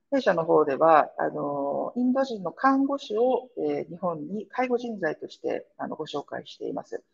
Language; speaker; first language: Japanese; native; Japanese